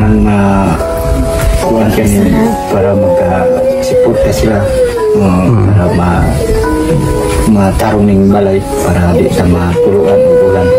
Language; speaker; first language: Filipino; non-native, local second language; Cebuano